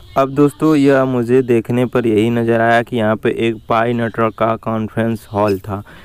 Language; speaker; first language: Hindi; native; Hindi